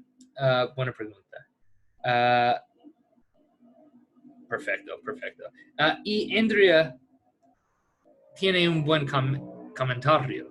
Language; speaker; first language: Spanish; non-native, fluent; English